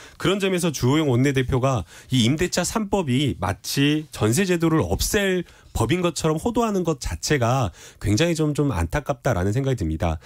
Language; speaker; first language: Korean; native; Korean